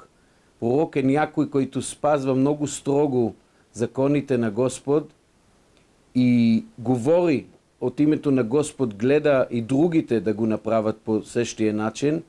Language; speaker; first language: Bulgarian; non-native, fluent; Hebrew